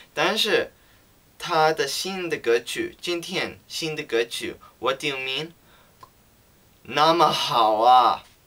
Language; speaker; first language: Chinese; non-native, learner; English